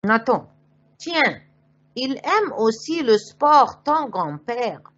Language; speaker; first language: French; non-native, fluent; Arabic